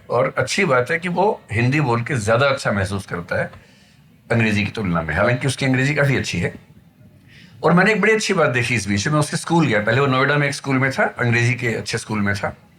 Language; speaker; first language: Hindi; native; Hindi